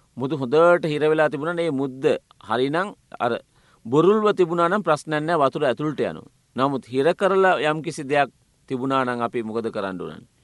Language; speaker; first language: Sinhala; non-native, local second language; Tamil